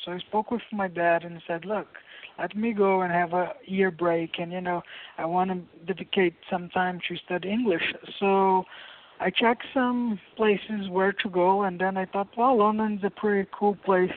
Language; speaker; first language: English; non-native, fluent; Portuguese